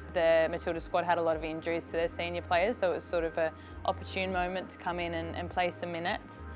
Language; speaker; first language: English; native; English